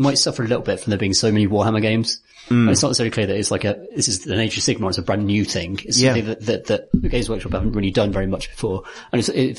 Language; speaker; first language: English; native; English